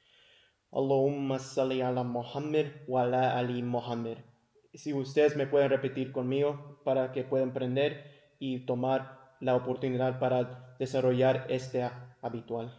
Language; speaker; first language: Spanish; early bilingual, heritage; English